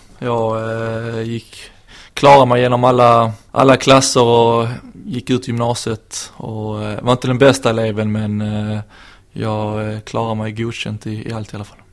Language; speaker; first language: Swedish; native; Swedish